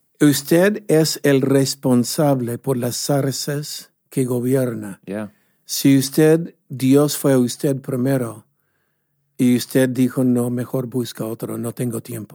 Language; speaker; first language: Spanish; non-native, fluent; English